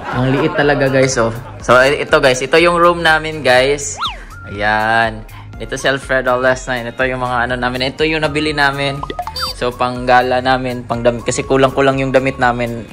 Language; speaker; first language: Filipino; non-native, local second language; Cebuano